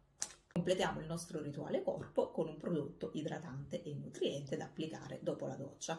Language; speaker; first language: Italian; native; Italian